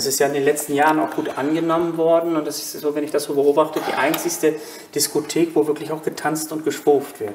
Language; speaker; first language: German; native; German